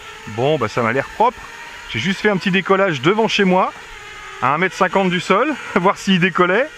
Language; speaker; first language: French; native; French